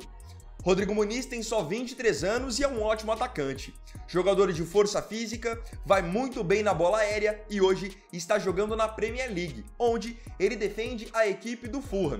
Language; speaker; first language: Portuguese; native; Portuguese